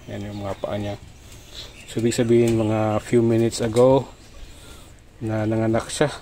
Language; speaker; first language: Filipino; non-native, local second language; Cebuano